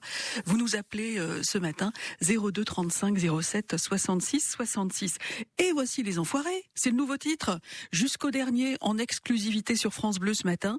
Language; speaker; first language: French; native; French